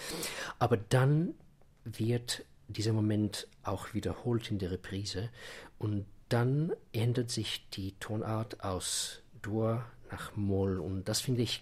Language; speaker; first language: German; non-native, fluent; Russian